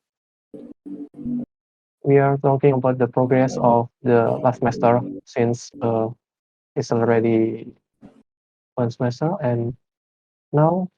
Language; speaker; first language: English; non-native, learner; Indonesian